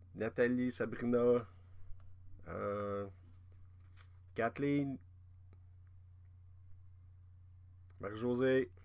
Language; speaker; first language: French; native; French